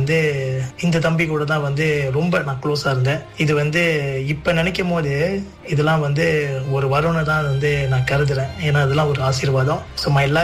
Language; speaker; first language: Tamil; early bilingual, heritage; Tamil